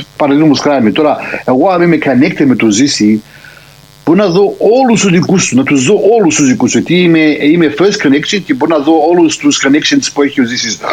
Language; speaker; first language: Greek; early bilingual, heritage; Greek